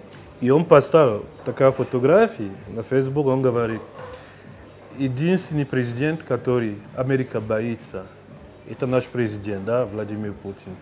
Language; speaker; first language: Russian; non-native, fluent; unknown